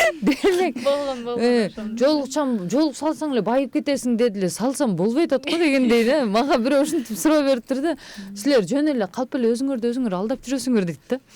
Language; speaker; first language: Kyrgyz; native; Kyrgyz